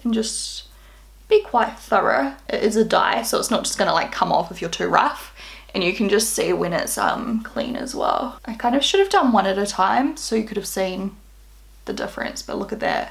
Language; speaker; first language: English; native; English